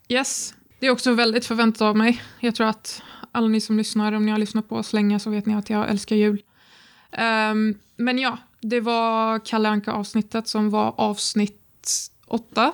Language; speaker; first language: Swedish; non-native, fluent; Arabic